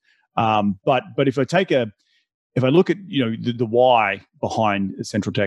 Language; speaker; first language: English; native; English